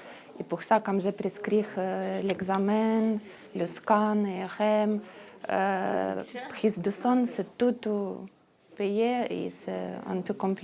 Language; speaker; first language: French; non-native, learner; Ukrainian